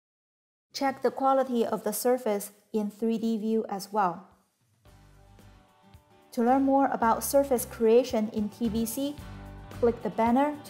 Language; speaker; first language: English; non-native, fluent; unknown